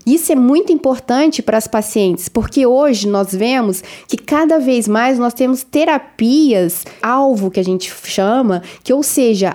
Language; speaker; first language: Portuguese; native; Portuguese